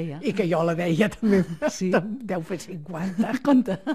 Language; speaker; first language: Catalan; native; Catalan